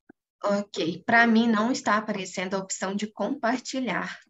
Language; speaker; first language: Portuguese; non-native, fluent; Spanish